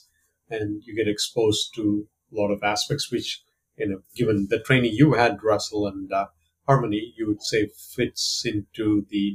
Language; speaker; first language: English; non-native, local second language; Malayalam